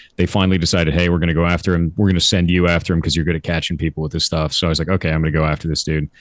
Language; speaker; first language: English; native; English